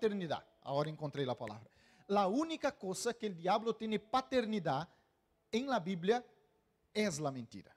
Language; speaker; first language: Spanish; non-native, fluent; Portuguese